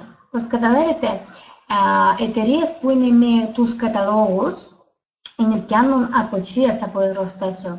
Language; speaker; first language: Greek; non-native, learner; Russian